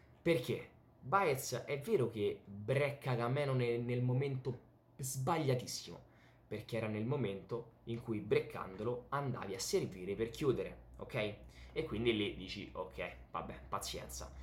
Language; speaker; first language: Italian; native; Italian